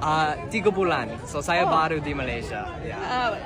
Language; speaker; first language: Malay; non-native, learner; English